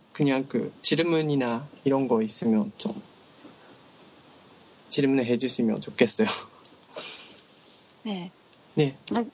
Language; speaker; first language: Korean; non-native, learner; Japanese